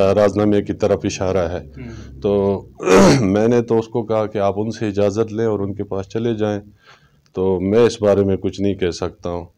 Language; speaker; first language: Urdu; non-native, local second language; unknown